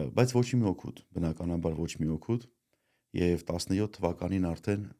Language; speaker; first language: Armenian; native; Armenian